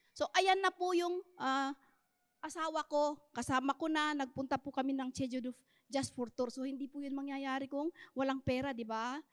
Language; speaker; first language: Filipino; native; Filipino